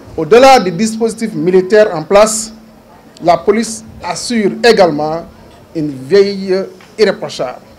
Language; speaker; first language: French; non-native, local second language; Wolof